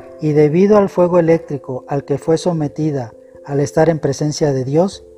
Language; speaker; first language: Spanish; native; Spanish